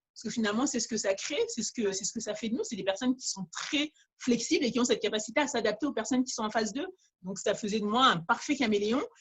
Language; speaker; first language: French; early bilingual, other home language; Bambara